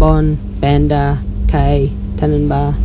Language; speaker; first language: Indonesian; non-native, learner; English